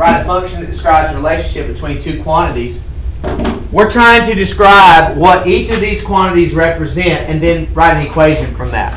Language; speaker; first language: English; native; English